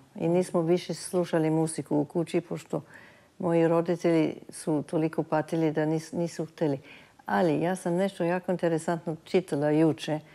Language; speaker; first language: Serbian; early bilingual, heritage; Serbian